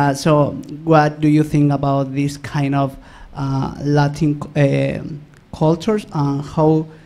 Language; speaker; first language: English; non-native, learner; Spanish